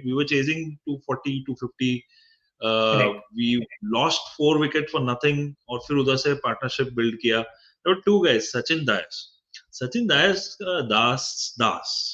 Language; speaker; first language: English; non-native, local second language; Hindi